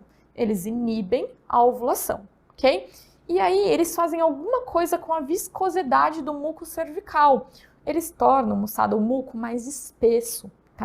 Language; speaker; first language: Portuguese; native; Portuguese